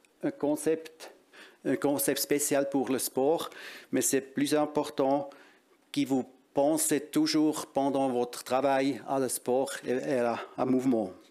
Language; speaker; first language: French; non-native, local second language; German